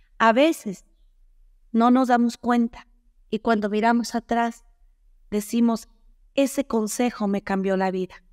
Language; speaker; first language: Spanish; native; Spanish